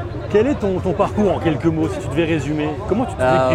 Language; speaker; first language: French; native; French